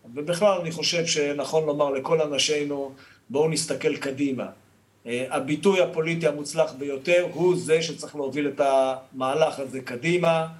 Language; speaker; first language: Hebrew; native; Hebrew